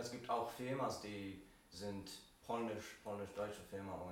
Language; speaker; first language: German; non-native, learner; Polish